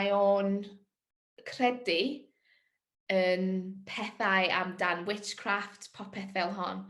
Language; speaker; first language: Welsh; non-native, local second language; English